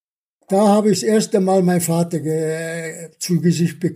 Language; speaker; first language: German; early bilingual, other home language; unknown